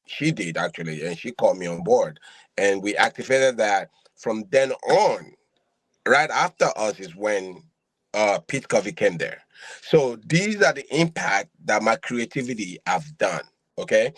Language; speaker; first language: English; non-native, local second language; Yoruba